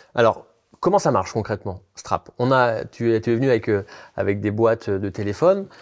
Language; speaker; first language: French; native; French